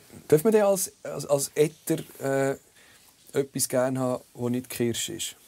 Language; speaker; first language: German; native; German